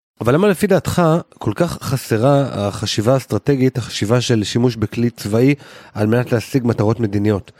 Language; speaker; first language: Hebrew; native; Hebrew